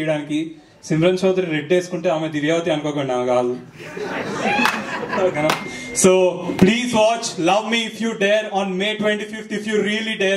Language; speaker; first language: Telugu; native; Telugu